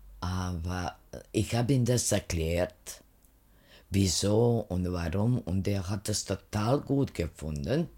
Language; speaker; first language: German; non-native, fluent; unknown